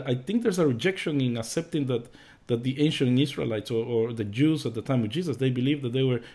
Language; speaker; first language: English; early bilingual, other home language; Spanish